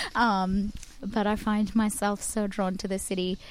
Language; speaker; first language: English; non-native, local second language; Tamil